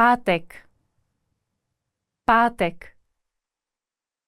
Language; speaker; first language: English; non-native, fluent; Czech